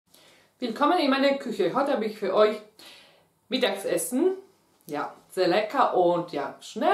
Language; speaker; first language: German; non-native, fluent; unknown